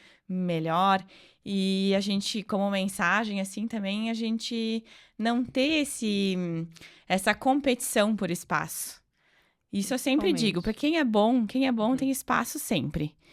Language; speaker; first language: Portuguese; native; Portuguese